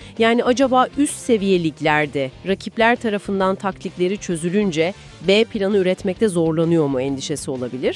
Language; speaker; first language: Turkish; native; Turkish